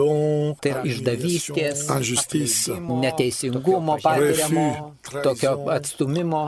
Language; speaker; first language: Lithuanian; non-native, fluent; Italian